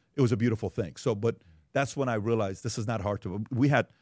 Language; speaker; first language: English; early bilingual, other home language; Persian